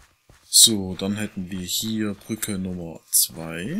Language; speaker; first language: German; native; German